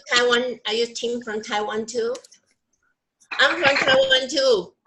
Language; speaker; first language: English; non-native, local second language; Chinese